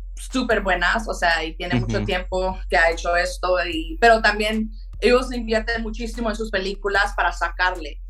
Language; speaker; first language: Spanish; early bilingual, heritage; Spanish